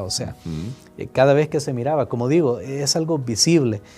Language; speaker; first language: Spanish; native; Spanish